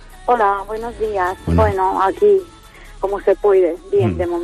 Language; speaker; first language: Spanish; non-native, fluent; Ukrainian